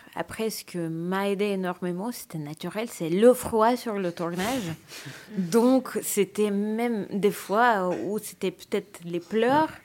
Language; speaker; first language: French; non-native, learner; Russian